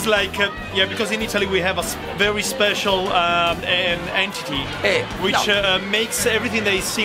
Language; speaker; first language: English; non-native, fluent; Italian